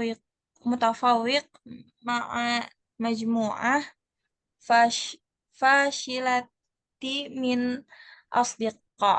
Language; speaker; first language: Arabic; non-native, learner; Indonesian